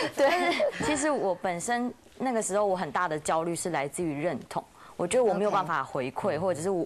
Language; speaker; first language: Chinese; native; Chinese